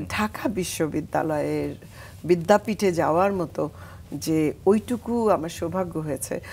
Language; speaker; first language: Bangla; native; Bangla